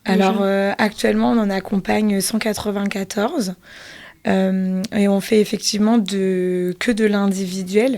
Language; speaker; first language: French; native; French